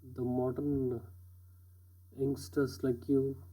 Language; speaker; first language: English; non-native, local second language; Kannada